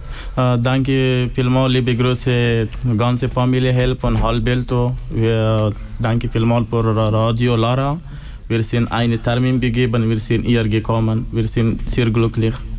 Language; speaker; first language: German; non-native, learner; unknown